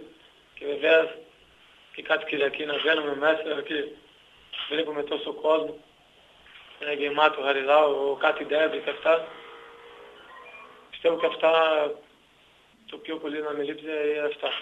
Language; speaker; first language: Greek; non-native, learner; Portuguese